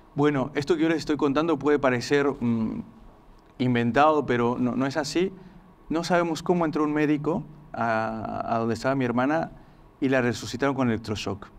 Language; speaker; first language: Spanish; native; Spanish